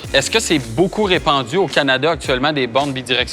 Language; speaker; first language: French; native; French